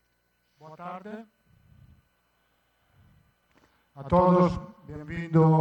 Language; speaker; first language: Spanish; non-native, fluent; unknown